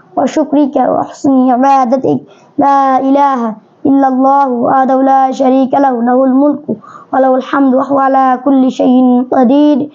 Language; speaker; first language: Arabic; non-native, learner; Bangla